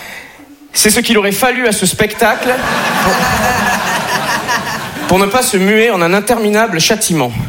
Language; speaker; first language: French; native; French